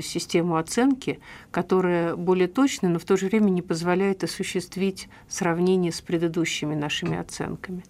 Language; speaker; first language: Russian; native; Russian